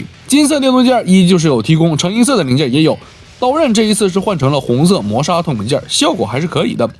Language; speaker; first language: Chinese; native; Chinese